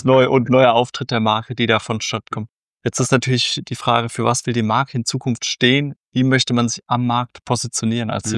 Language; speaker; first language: German; native; German